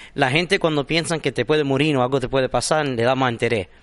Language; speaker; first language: Spanish; early bilingual, heritage; Spanish